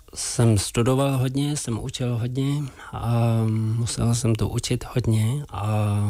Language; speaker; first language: Czech; non-native, fluent; Tibetan